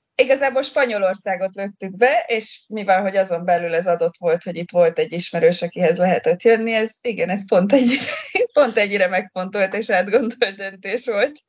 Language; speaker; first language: Hungarian; native; Hungarian